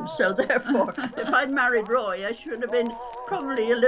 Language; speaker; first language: English; native; English